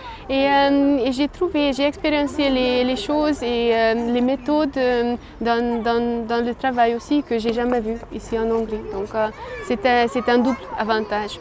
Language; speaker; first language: French; non-native, fluent; Hungarian